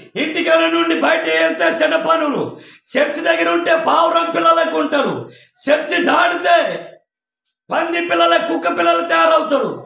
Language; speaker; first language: Telugu; non-native, local second language; Koya